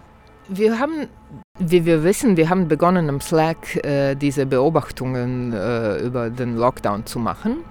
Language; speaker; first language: German; non-native, fluent; Croatian